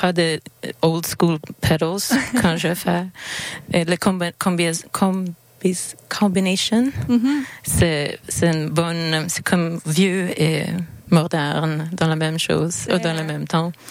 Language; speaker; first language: French; non-native, learner; Swedish